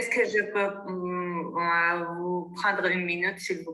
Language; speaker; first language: French; non-native, fluent; Armenian